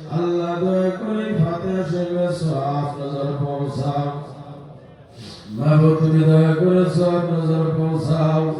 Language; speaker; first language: Bangla; native; Bangla